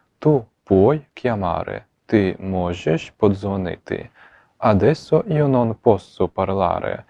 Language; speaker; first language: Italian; non-native, fluent; Ukrainian